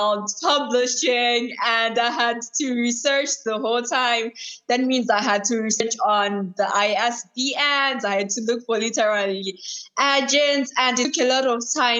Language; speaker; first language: English; non-native, local second language; Shona